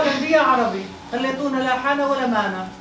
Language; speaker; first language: Arabic; early bilingual, heritage; Arabic